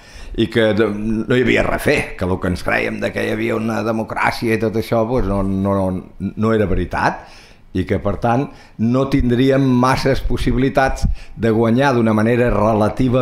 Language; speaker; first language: Catalan; native; Catalan